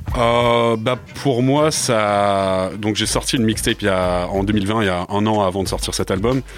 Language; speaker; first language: French; early bilingual, other home language; English